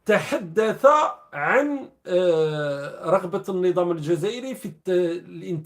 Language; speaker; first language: Arabic; native; Arabic